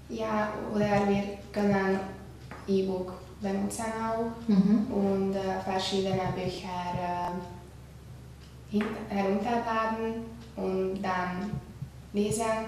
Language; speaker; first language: German; non-native, learner; Hungarian